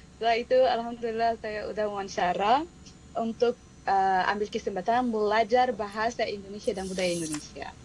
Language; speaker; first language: Indonesian; non-native, fluent; Arabic